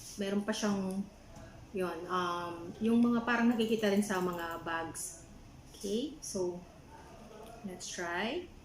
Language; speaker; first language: Filipino; non-native, local second language; Pampanga